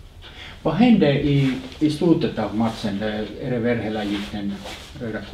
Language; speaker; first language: Swedish; non-native, local second language; Finnish